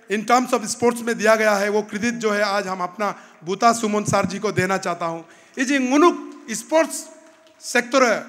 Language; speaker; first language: Hindi; non-native, local second language; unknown